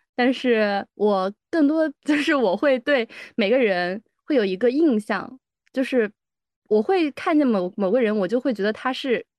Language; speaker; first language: Chinese; native; Chinese